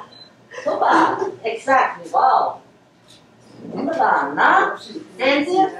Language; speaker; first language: German; non-native, fluent; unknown